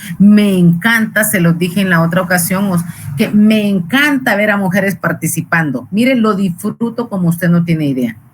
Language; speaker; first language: Spanish; native; Spanish